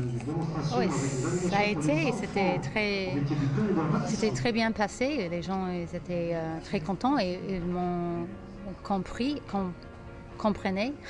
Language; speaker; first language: French; non-native, fluent; English